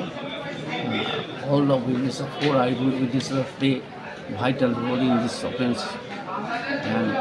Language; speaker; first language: English; non-native, local second language; Bangla